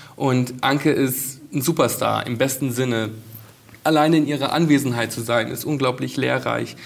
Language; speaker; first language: German; native; German